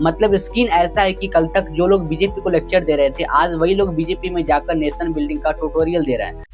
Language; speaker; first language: Hindi; native; Hindi